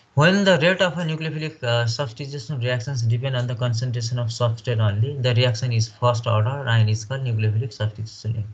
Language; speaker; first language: English; non-native, local second language; Nepali